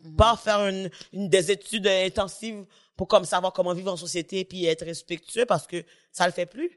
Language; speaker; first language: French; native; French